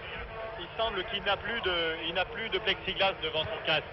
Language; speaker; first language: French; native; French